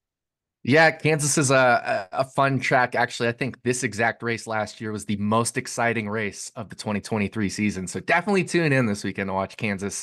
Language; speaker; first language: English; native; English